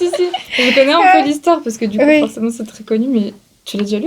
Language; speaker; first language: French; native; French